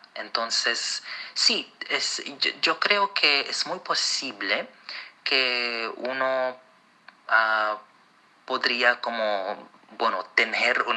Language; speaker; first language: Spanish; non-native, fluent; Arabic